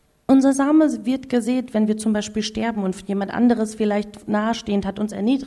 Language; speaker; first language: German; native; German